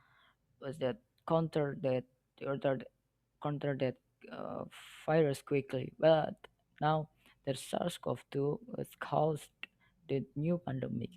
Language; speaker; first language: English; non-native, learner; Indonesian